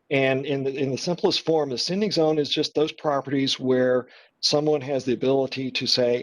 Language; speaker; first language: English; native; English